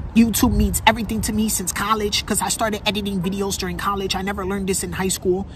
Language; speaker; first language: English; native; English